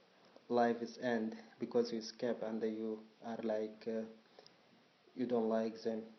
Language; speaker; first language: English; non-native, learner; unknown